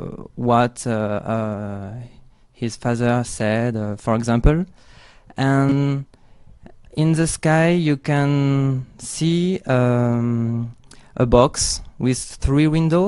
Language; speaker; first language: English; non-native, learner; French